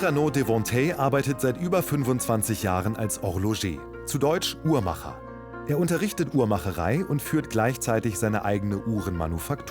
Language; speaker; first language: German; native; German